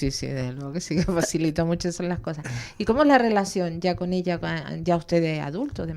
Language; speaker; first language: Spanish; native; Spanish